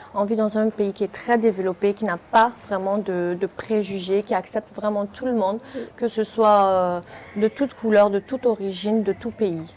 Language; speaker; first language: French; native; French